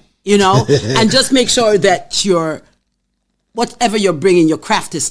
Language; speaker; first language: English; native; English